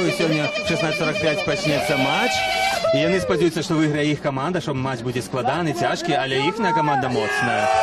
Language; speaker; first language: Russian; non-native, local second language; Belarusian